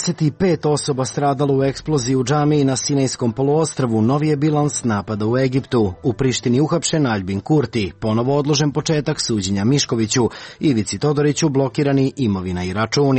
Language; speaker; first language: Serbian; native; Serbian